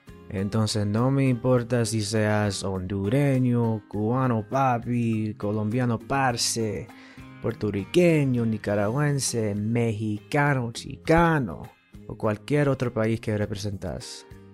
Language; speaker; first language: Spanish; early bilingual, heritage; Spanish